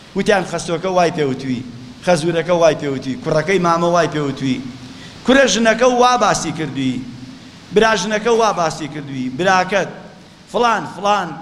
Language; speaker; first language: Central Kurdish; native; Central Kurdish